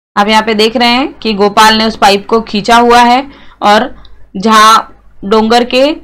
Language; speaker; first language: Hindi; non-native, local second language; Marathi